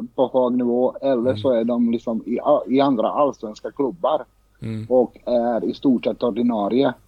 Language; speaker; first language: Swedish; early bilingual, other home language; Bosnian